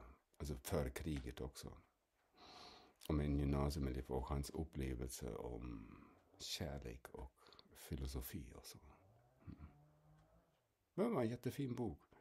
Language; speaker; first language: Swedish; non-native, fluent; German